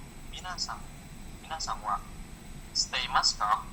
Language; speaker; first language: Japanese; non-native, learner; Indonesian